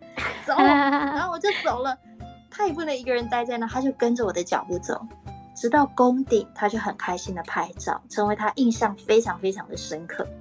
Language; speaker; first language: Chinese; non-native, local second language; Hakka Chinese